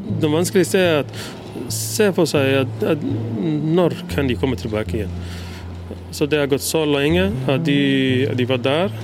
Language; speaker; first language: Norwegian; early bilingual, other home language; Somali